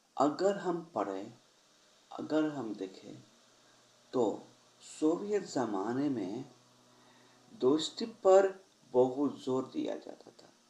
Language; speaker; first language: Hindi; non-native, fluent; Russian